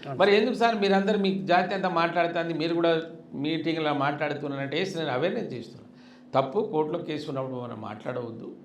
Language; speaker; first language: Telugu; non-native, local second language; Lambadi